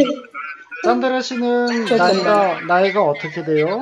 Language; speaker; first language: Korean; native; Korean